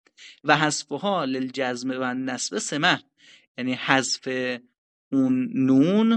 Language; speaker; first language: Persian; native; Persian